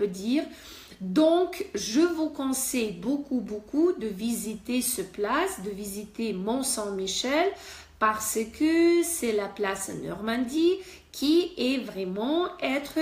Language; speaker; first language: French; non-native, fluent; Russian